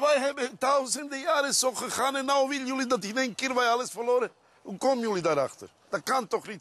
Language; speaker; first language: Dutch; non-native, learner; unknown